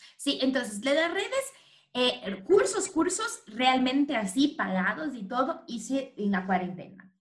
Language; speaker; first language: Spanish; non-native, fluent; Portuguese